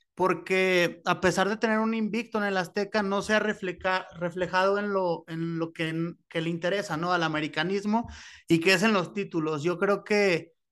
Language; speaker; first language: Spanish; native; Spanish